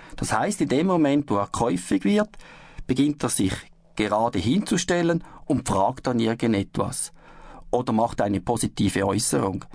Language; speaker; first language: German; native; German